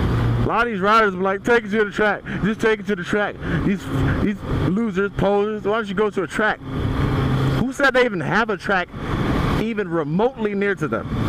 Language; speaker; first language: English; native; English